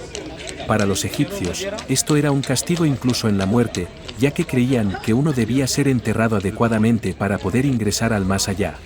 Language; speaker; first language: Spanish; native; Spanish